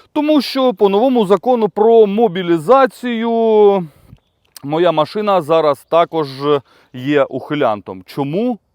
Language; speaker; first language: Ukrainian; non-native, local second language; Russian